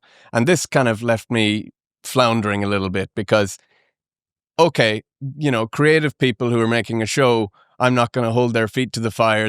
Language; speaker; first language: English; native; English